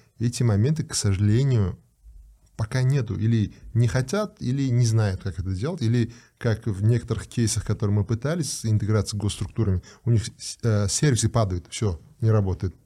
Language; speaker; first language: Russian; non-native, local second language; Uzbek